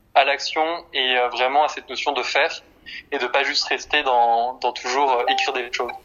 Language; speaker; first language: French; native; French